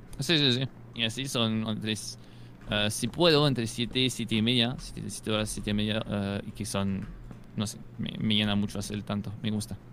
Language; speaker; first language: Spanish; non-native, fluent; French